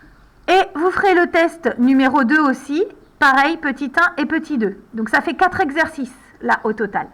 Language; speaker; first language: French; native; French